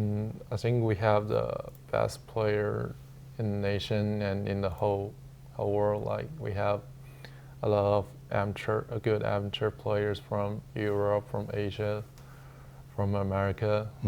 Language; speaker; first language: English; non-native, learner; Chinese